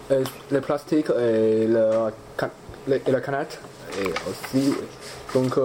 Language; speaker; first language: French; non-native, learner; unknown